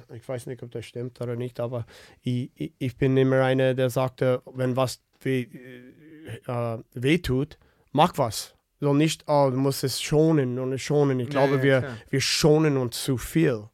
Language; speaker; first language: German; non-native, fluent; English